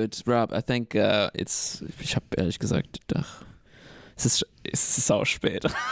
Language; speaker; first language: German; non-native, fluent; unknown